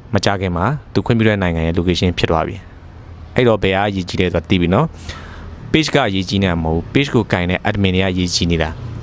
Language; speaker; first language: Burmese; non-native, local second language; Shan